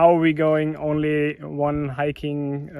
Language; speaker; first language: English; non-native, learner; German